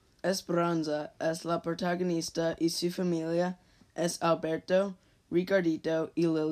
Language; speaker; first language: Spanish; non-native, learner; English